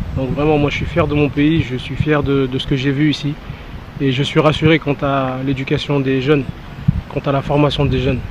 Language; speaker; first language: French; non-native, local second language; Wolof